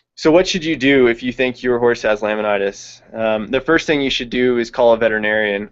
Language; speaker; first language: English; native; English